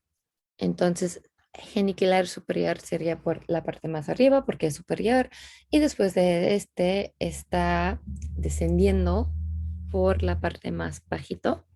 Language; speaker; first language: Spanish; non-native, fluent; English